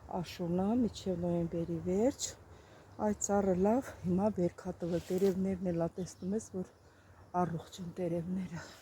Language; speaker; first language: Armenian; native; Armenian